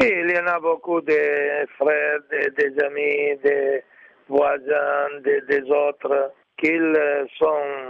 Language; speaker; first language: French; non-native, learner; Arabic